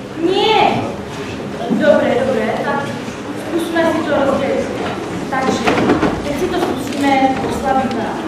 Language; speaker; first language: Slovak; non-native, learner; Czech